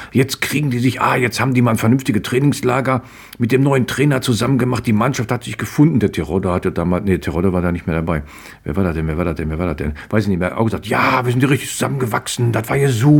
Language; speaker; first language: German; native; German